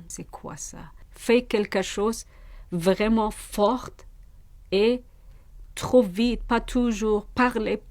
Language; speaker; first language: French; non-native, learner; Persian